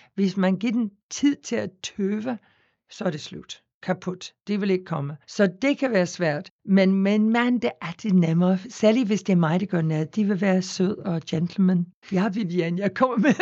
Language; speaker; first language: Danish; non-native, fluent; English